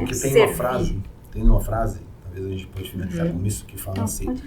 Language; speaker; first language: Portuguese; non-native, fluent; Hebrew